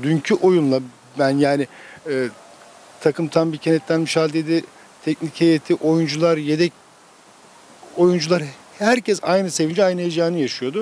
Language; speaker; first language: Turkish; native; Turkish